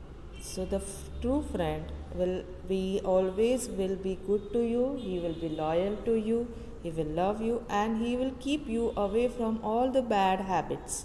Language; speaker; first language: English; non-native, local second language; Hindi